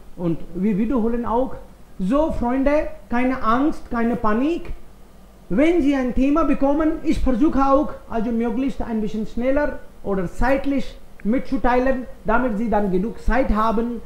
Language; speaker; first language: German; non-native, fluent; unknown